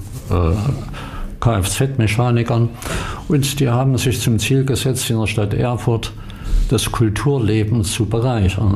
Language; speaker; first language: German; native; German